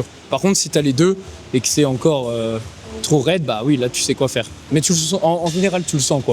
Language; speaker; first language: French; native; French